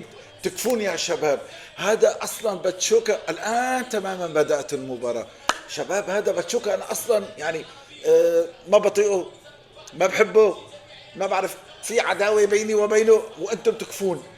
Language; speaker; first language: Arabic; native; Arabic